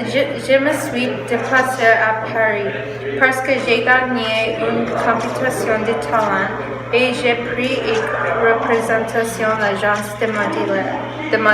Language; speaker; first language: French; non-native, learner; English